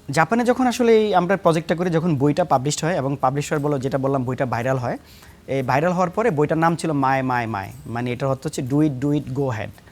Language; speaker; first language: Bangla; native; Bangla